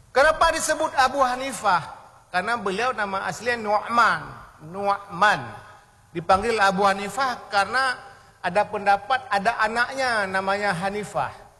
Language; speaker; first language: Indonesian; non-native, local second language; Achinese